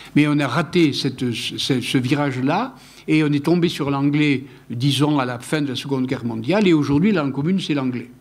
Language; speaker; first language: French; non-native, local second language; Occitan